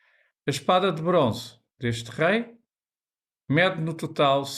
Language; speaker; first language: Portuguese; native; Portuguese